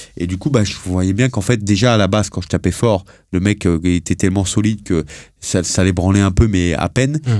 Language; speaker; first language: French; native; French